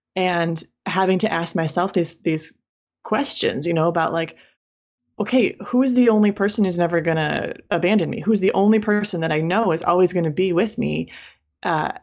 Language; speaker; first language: English; native; English